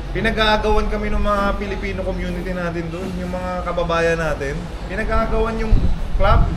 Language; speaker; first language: Filipino; native; Filipino